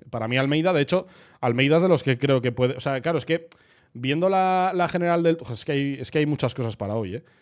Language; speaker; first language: Spanish; native; Spanish